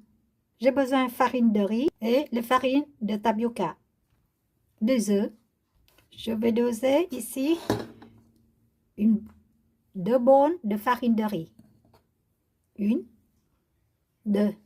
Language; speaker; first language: French; non-native, learner; Vietnamese